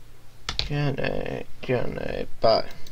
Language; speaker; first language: Japanese; non-native, learner; English